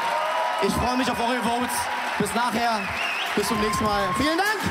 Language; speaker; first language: German; early bilingual, other home language; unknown